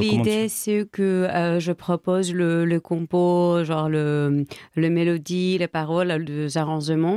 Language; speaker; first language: French; non-native, fluent; Greek